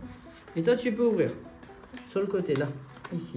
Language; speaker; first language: French; native; French